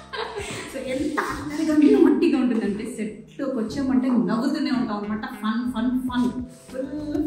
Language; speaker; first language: Telugu; native; Telugu